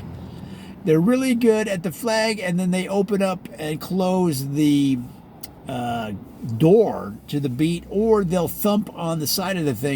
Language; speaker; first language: English; native; English